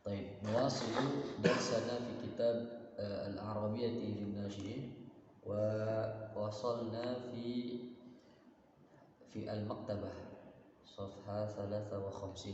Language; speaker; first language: Arabic; non-native, fluent; Indonesian